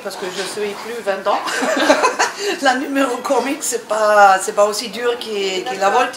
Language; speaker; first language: French; non-native, learner; German